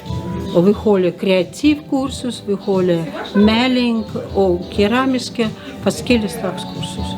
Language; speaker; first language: Danish; non-native, learner; Russian